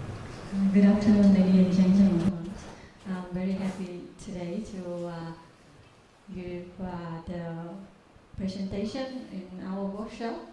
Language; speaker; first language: English; non-native, learner; Vietnamese